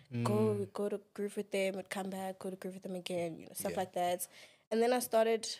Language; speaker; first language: English; non-native, local second language; Xhosa